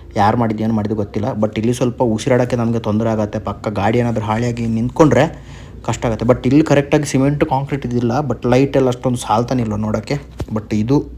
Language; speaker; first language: Kannada; non-native, local second language; Tulu